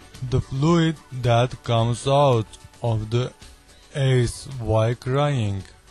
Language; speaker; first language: English; non-native, learner; Turkish